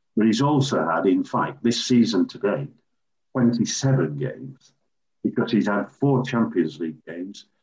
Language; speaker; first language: English; native; English